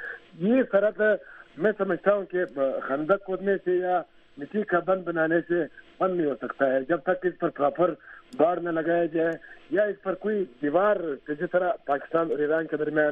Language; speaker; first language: Urdu; native; Urdu